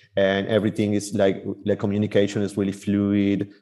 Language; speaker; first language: English; non-native, fluent; Spanish